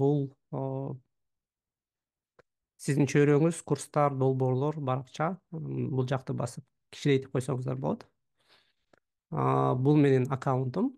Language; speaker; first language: Kyrgyz; native; Kyrgyz